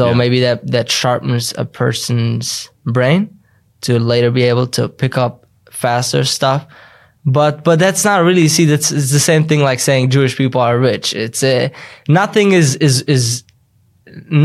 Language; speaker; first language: English; early bilingual, other home language; Yiddish